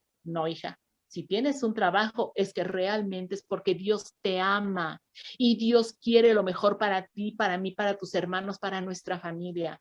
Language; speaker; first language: Spanish; native; Spanish